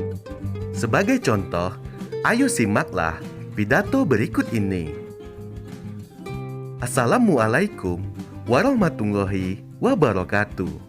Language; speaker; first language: Indonesian; native; Indonesian